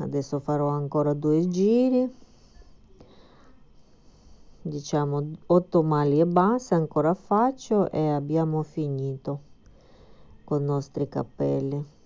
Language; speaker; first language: Italian; non-native, fluent; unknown